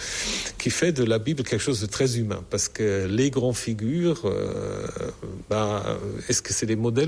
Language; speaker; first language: French; non-native, fluent; German